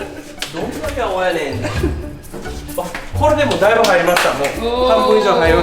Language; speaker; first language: Japanese; native; Japanese